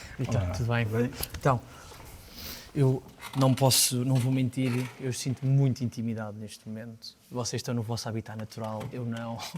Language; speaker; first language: Portuguese; native; Portuguese